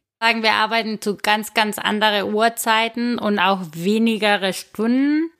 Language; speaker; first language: German; non-native, fluent; Spanish